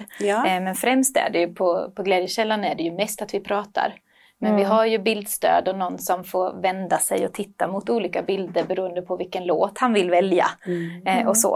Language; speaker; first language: Swedish; native; Swedish